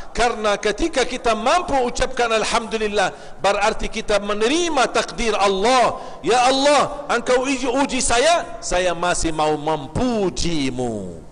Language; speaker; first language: Malay; non-native, fluent; Arabic